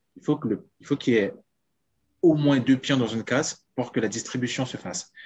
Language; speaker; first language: French; non-native, local second language; Sango